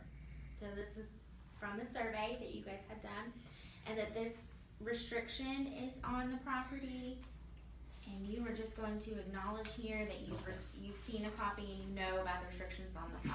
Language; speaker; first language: English; native; English